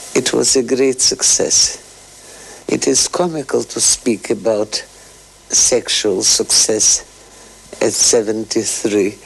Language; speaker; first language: English; non-native, fluent; Russian